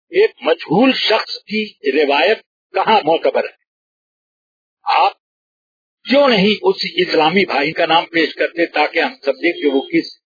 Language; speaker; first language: Urdu; native; Urdu